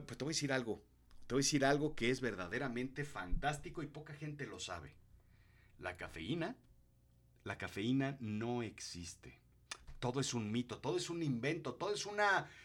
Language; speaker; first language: Spanish; native; Spanish